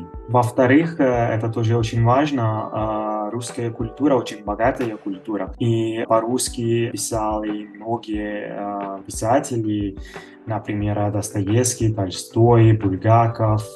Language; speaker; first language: Russian; non-native, fluent; Italian